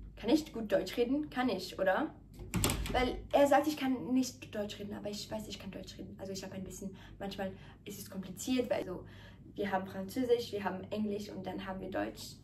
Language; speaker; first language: German; non-native, learner; French